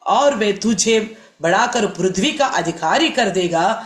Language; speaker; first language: Hindi; non-native, local second language; Telugu